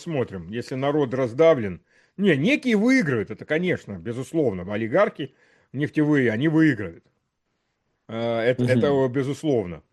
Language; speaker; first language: Russian; early bilingual, heritage; Russian